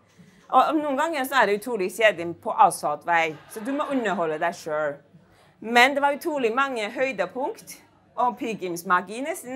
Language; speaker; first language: Norwegian; non-native, fluent; Chinese